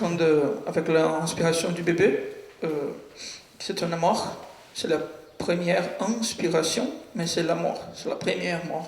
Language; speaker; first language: French; non-native, learner; Portuguese